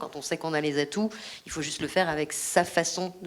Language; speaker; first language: French; native; French